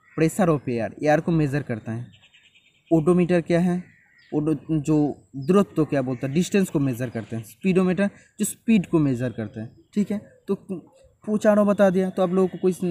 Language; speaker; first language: Hindi; non-native, local second language; Bangla